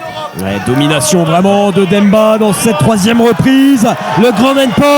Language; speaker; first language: French; native; French